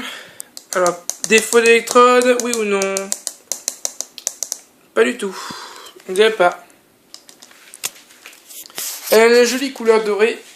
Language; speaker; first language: French; native; French